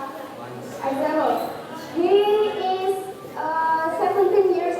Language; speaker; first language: English; non-native, learner; Indonesian